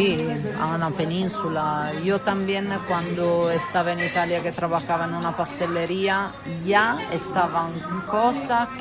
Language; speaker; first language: Spanish; non-native, fluent; Italian